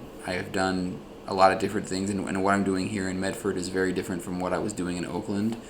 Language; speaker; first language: English; native; English